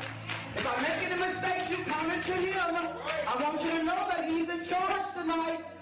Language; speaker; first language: English; native; English